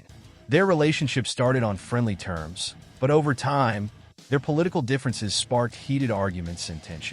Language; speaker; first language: English; native; English